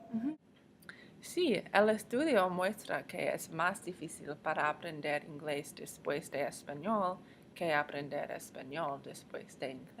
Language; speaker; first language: Spanish; non-native, learner; English